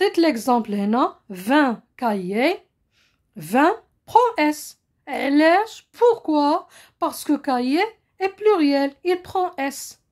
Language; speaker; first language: French; non-native, local second language; Arabic